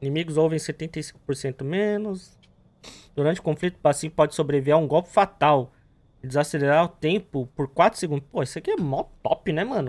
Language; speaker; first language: Portuguese; native; Portuguese